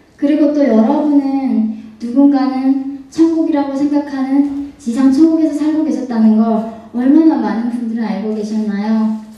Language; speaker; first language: Korean; native; Korean